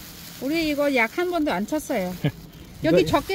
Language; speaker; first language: Korean; non-native, learner; Vietnamese